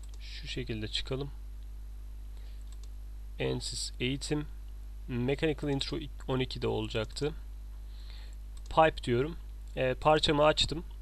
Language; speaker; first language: Turkish; native; Turkish